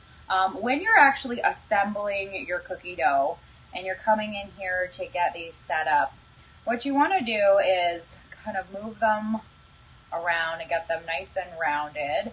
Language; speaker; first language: English; native; English